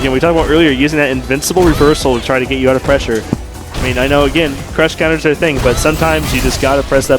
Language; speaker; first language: English; native; English